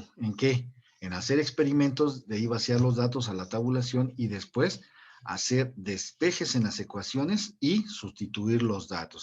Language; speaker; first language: Spanish; native; Spanish